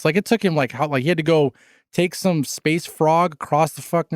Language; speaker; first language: English; native; English